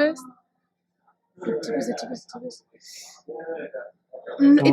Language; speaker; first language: English; non-native, fluent; Spanish